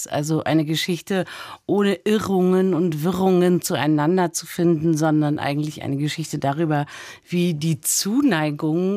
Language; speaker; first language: German; native; German